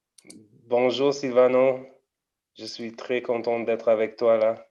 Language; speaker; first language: French; non-native, fluent; German